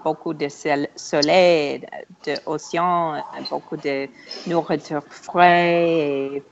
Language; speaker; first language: French; non-native, learner; English